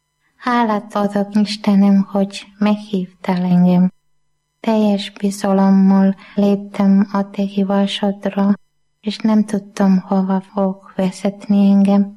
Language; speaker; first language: Hungarian; non-native, learner; Malayalam